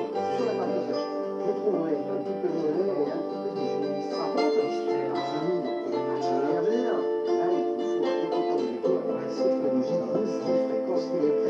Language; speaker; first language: French; native; French